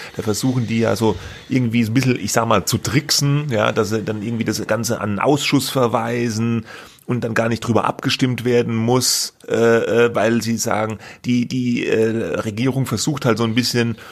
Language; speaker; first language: German; native; German